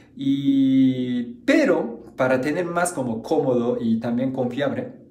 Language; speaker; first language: Spanish; non-native, fluent; Japanese